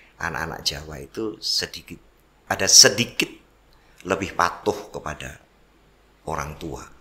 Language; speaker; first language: Indonesian; non-native, local second language; Javanese